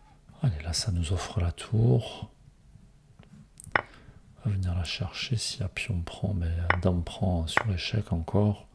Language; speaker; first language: French; native; French